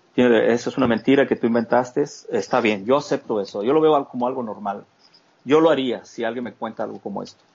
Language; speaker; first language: Spanish; native; Spanish